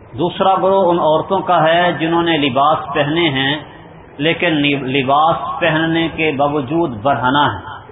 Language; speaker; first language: Urdu; non-native, local second language; Punjabi